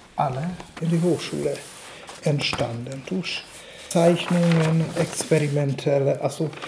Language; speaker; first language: German; non-native, fluent; Hungarian